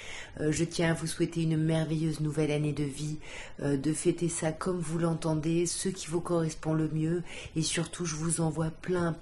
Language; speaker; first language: French; native; French